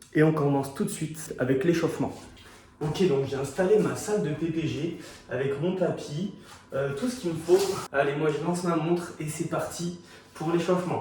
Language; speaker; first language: French; native; French